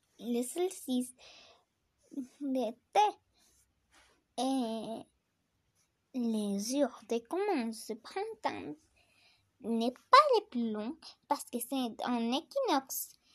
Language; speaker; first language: French; non-native, learner; Spanish